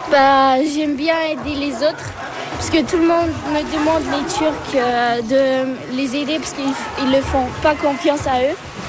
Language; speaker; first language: French; early bilingual, other home language; Turkish